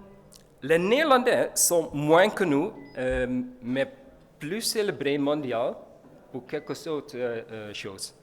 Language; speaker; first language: French; non-native, learner; Dutch